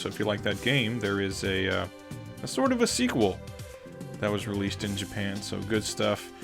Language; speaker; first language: English; native; English